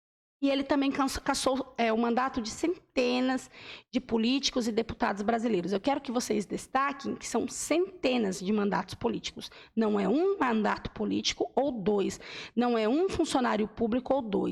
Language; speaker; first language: Portuguese; native; Portuguese